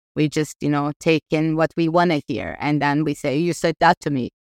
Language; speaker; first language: English; non-native, fluent; Turkish